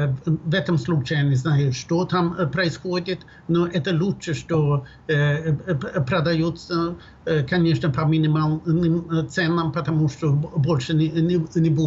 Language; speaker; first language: Russian; non-native, fluent; Swedish